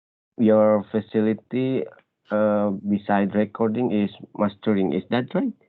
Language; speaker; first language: English; non-native, learner; Indonesian